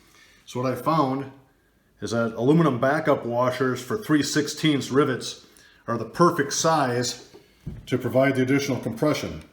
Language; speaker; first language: English; native; English